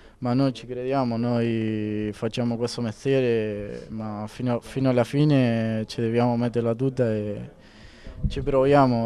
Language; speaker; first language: Italian; non-native, fluent; Spanish